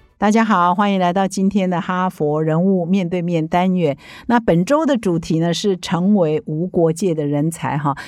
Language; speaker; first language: Chinese; native; Chinese